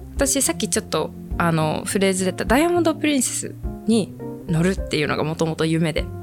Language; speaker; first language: Japanese; native; Japanese